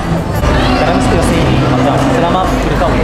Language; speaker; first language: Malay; non-native, learner; Japanese